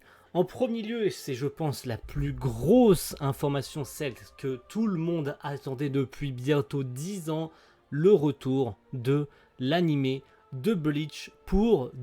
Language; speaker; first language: French; native; French